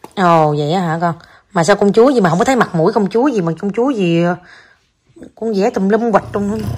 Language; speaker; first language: Vietnamese; native; Vietnamese